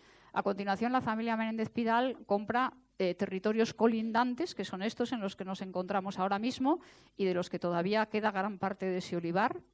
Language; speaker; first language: Spanish; native; Spanish